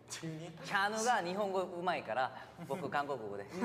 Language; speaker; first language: Japanese; non-native, learner; Korean